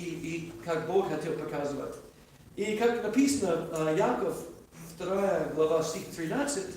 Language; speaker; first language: Russian; non-native, learner; English